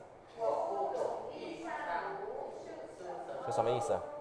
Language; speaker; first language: Chinese; non-native, learner; Vietnamese